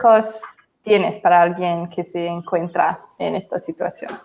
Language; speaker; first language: Spanish; non-native, fluent; English